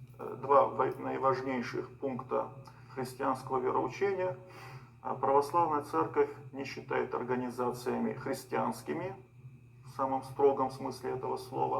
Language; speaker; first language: Russian; native; Russian